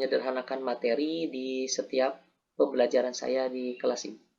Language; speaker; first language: Indonesian; native; Indonesian